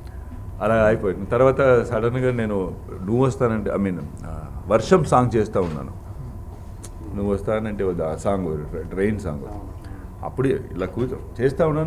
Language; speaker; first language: Telugu; non-native, fluent; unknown